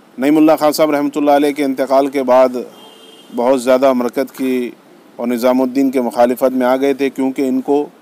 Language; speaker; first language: Urdu; native; Urdu